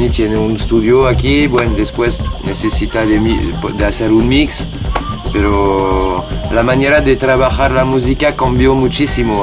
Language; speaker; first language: Spanish; non-native, learner; French